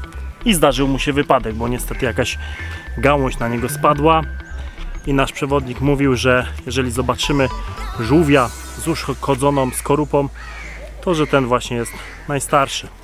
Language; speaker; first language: Polish; native; Polish